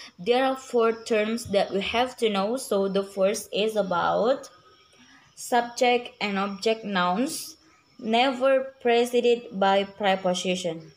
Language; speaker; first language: English; non-native, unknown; Indonesian